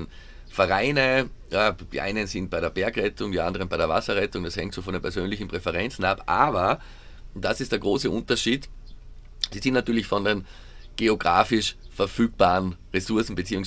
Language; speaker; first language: German; native; German